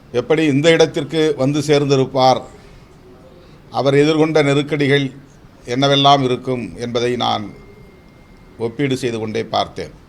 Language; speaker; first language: Tamil; native; Tamil